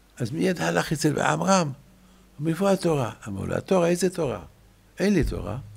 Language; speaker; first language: Hebrew; non-native, fluent; French